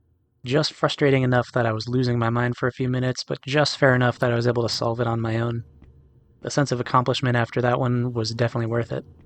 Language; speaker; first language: English; native; English